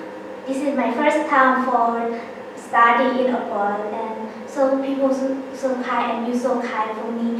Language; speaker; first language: English; non-native, learner; Lao